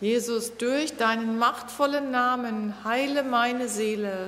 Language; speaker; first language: German; native; German